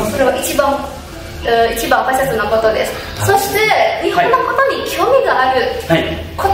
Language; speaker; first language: Japanese; non-native, fluent; Indonesian